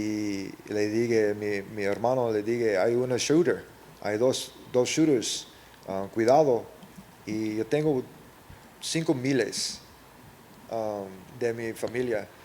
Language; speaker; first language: Spanish; early bilingual, heritage; English